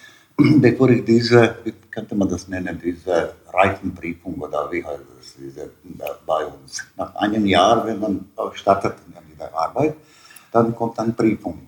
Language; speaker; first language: German; non-native, learner; Bosnian